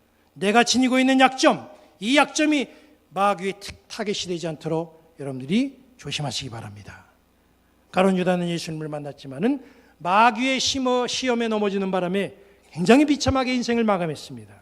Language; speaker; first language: Korean; native; Korean